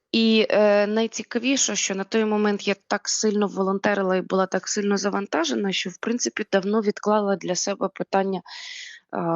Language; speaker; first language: Ukrainian; native; Ukrainian